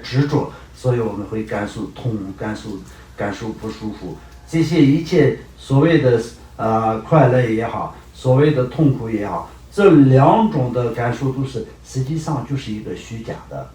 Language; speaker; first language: Chinese; non-native, local second language; Tibetan